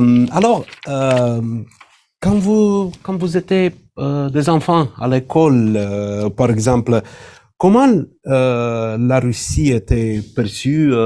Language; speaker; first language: French; non-native, fluent; Romanian